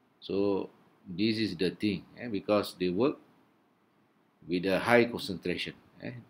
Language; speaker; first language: English; non-native, local second language; Malay